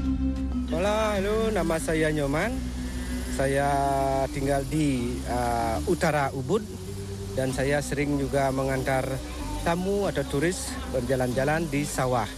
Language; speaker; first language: Indonesian; non-native, local second language; Balinese